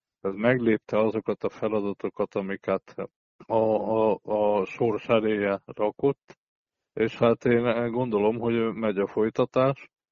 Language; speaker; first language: Hungarian; native; Hungarian